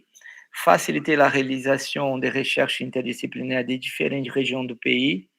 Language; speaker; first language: French; non-native, fluent; Portuguese